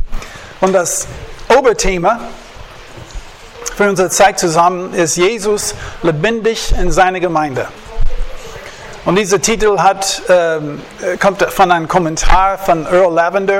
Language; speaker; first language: German; non-native, fluent; English